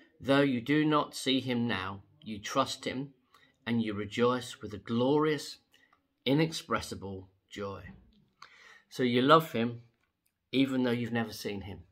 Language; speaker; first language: English; native; English